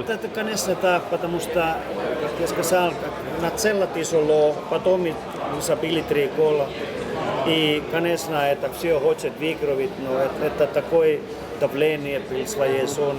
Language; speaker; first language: Russian; non-native, learner; Finnish